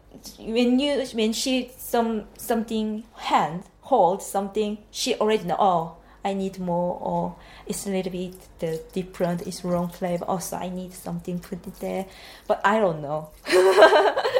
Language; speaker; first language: English; non-native, learner; Korean